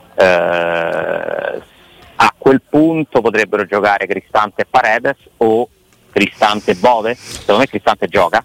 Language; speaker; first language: Italian; native; Italian